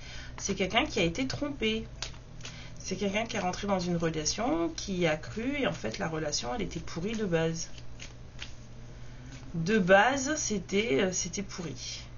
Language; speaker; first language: French; native; French